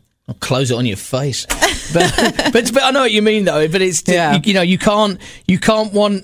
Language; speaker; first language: English; native; English